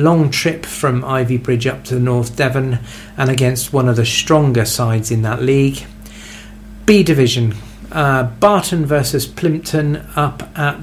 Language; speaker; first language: English; native; English